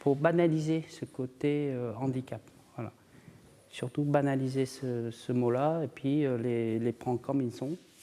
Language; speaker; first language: French; native; French